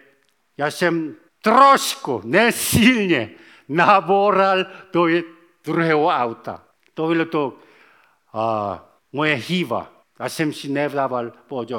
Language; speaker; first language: Czech; non-native, fluent; Korean